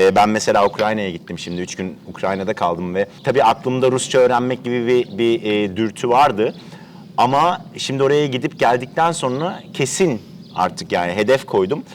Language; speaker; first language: Turkish; early bilingual, heritage; Turkish